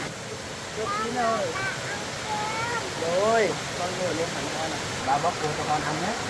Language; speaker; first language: Vietnamese; native; Vietnamese